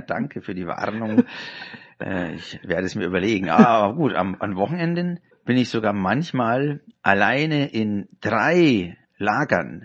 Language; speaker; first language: German; native; German